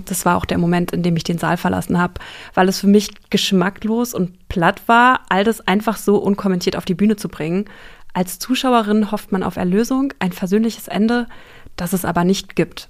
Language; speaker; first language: German; native; German